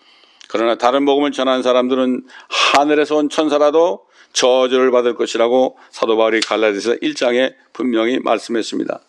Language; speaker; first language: Korean; native; Korean